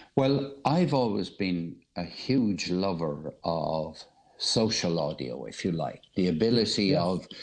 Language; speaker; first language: English; native; English